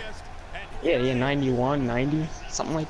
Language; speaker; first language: English; native; English